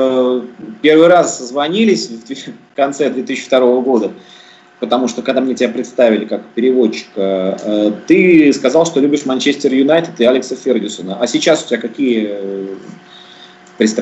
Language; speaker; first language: Russian; native; Russian